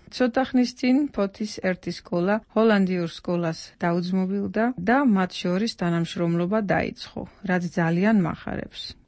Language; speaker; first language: Georgian; non-native, fluent; Dutch